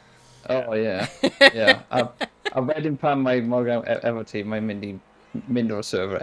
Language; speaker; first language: Welsh; non-native, local second language; English